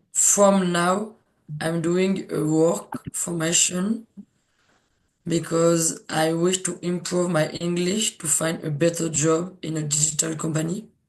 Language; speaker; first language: English; non-native, learner; French